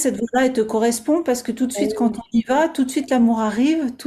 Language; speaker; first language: French; native; French